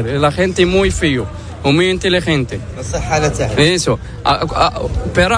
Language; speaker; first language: Spanish; non-native, learner; Arabic